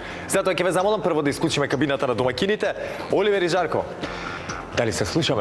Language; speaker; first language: Macedonian; native; Macedonian